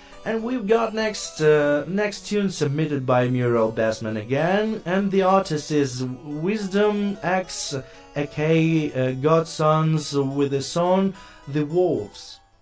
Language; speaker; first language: English; non-native, fluent; Ukrainian